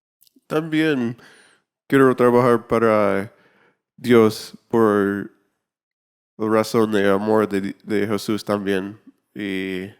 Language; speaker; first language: Spanish; non-native, learner; English